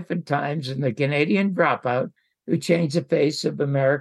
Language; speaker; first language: English; native; English